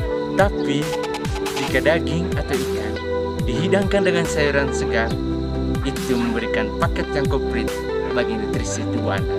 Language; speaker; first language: Indonesian; native; Indonesian